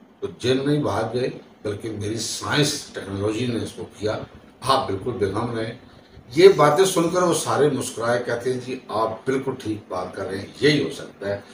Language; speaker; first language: Urdu; non-native, local second language; Punjabi